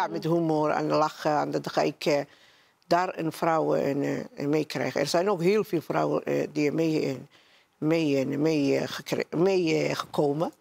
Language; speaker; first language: Dutch; non-native, learner; Somali